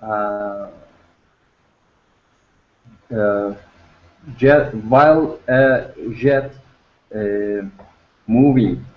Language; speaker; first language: English; non-native, learner; Turkish